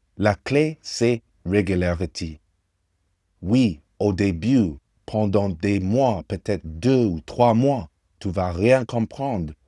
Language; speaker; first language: French; non-native, fluent; English